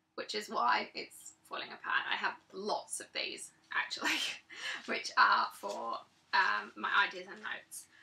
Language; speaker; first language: English; native; English